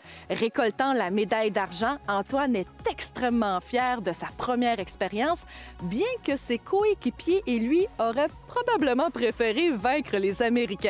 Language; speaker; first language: French; native; French